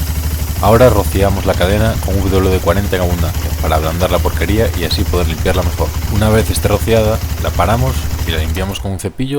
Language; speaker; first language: Spanish; native; Spanish